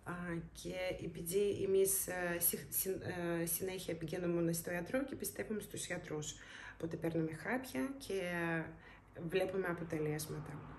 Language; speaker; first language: Greek; non-native, learner; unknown